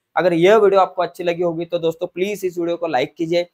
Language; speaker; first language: Hindi; non-native, local second language; Marathi